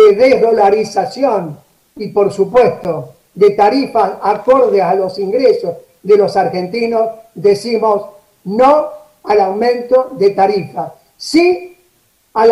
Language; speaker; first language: Spanish; native; Spanish